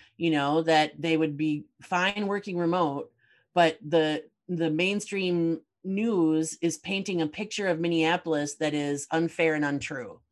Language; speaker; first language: English; native; English